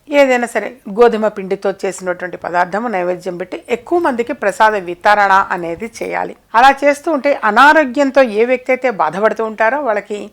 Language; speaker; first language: Telugu; native; Telugu